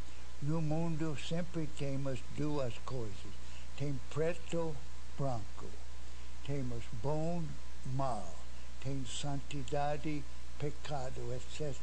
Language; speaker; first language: Portuguese; non-native, fluent; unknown